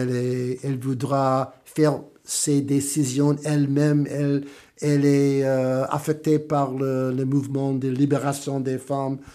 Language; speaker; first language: French; non-native, fluent; English